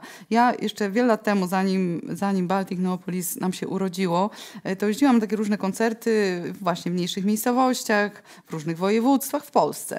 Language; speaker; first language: Polish; native; Polish